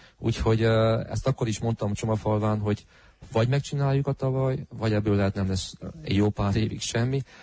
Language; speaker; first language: Hungarian; native; Hungarian